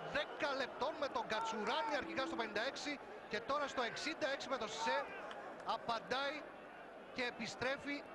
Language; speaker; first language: Greek; native; Greek